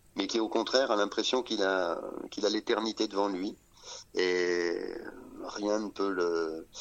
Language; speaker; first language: French; native; French